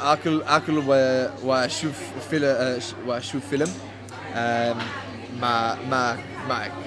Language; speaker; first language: Arabic; non-native, learner; English